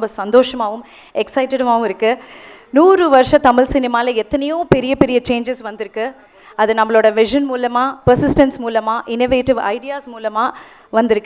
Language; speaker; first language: Tamil; native; Tamil